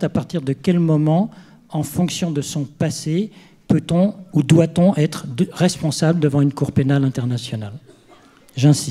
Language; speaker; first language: French; native; French